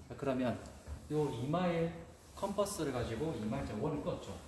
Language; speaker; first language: Korean; native; Korean